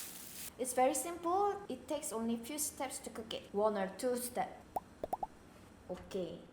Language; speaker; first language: English; non-native, fluent; Korean